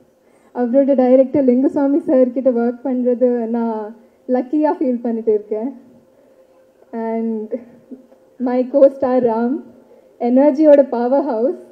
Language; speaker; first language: Tamil; non-native, learner; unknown